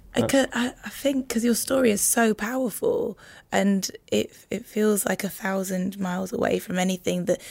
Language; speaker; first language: English; native; English